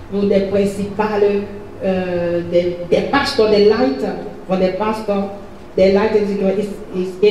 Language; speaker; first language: German; non-native, learner; French